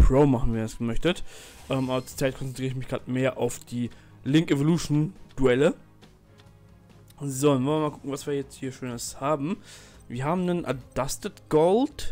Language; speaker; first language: German; native; German